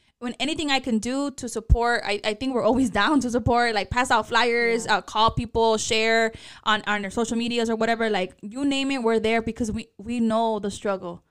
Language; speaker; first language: English; early bilingual, other home language; Spanish